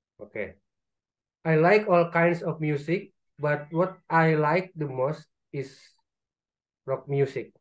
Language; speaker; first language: English; non-native, learner; Indonesian